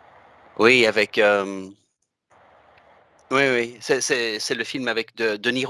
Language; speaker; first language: French; native; French